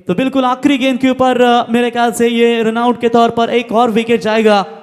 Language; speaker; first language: Hindi; non-native, local second language; Marathi